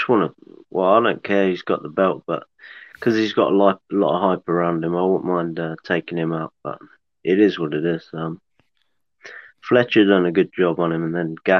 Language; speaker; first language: English; native; English